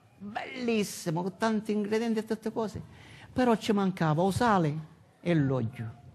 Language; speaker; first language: Italian; native; Italian